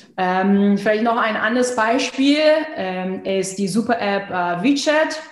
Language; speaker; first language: German; non-native, fluent; Chinese